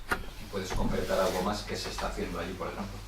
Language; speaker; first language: Spanish; native; Spanish